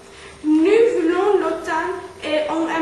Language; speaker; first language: French; non-native, learner; English